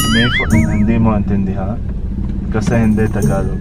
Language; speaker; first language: Filipino; non-native, learner; Arabic